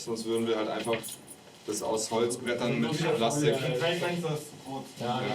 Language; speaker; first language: German; native; German